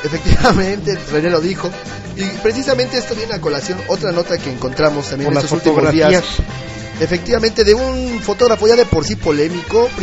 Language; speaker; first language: Spanish; native; Spanish